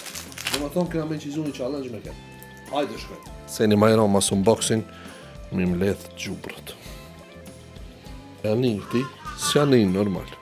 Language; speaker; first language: Albanian; native; Albanian